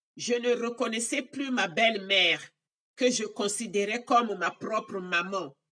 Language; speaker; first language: French; non-native, local second language; Lingala